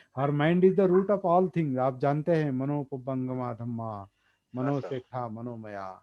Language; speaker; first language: Hindi; non-native, local second language; Marathi